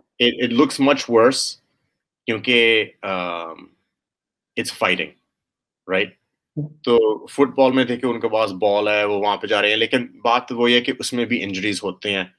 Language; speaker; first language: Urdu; early bilingual, heritage; Urdu